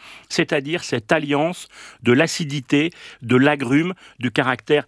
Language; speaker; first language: French; native; French